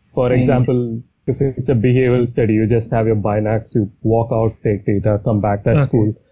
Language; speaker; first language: English; non-native, local second language; Tamil